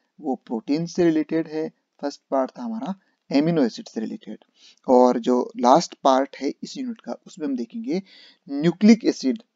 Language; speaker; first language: Hindi; native; Hindi